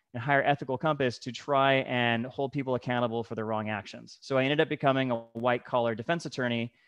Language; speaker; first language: English; native; English